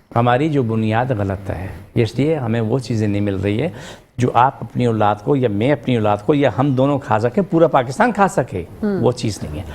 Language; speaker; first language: Urdu; non-native, local second language; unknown